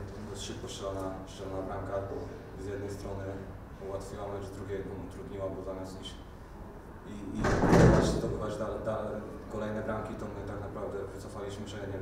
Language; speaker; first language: Polish; native; Polish